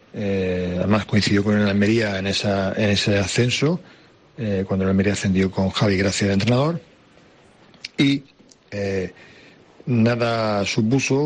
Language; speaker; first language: Spanish; native; Spanish